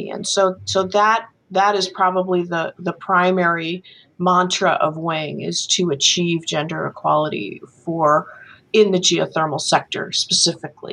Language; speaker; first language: English; native; English